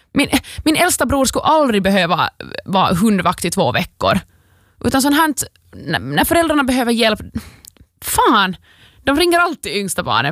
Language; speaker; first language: Swedish; native; Swedish